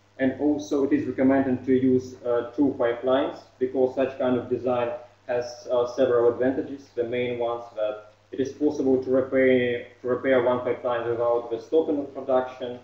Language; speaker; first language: English; non-native, fluent; Russian